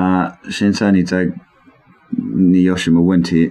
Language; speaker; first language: Chinese; non-native, learner; English